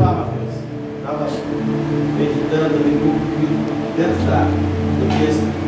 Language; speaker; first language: Portuguese; native; Portuguese